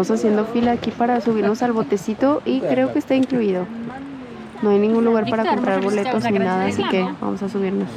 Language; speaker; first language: Spanish; native; Spanish